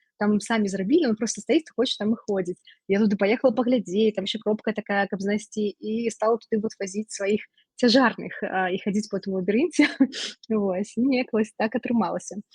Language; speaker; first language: Belarusian; non-native, local second language; Russian